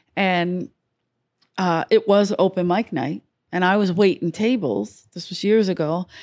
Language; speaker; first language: English; native; English